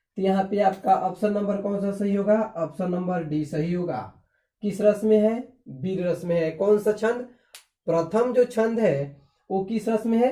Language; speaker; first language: Hindi; native; Hindi